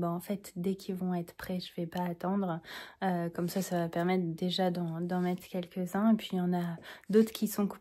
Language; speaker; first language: French; native; French